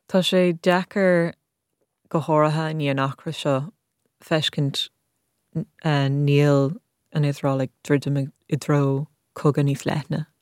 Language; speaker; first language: Irish; non-native, local second language; English